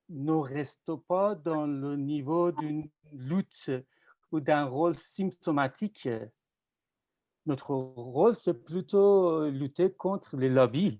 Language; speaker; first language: French; non-native, fluent; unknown